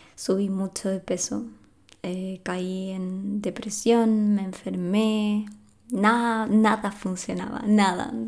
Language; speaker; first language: Spanish; native; Spanish